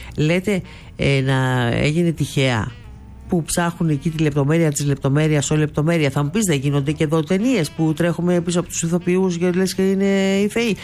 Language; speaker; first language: Greek; native; Greek